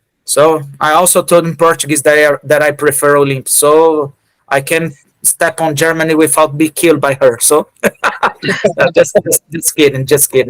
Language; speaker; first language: English; non-native, fluent; Portuguese